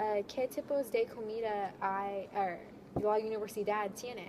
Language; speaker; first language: Spanish; non-native, learner; English